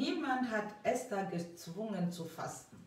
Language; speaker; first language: German; non-native, fluent; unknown